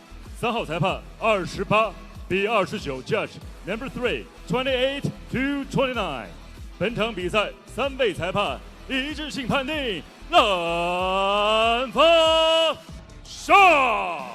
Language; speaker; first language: Chinese; native; Chinese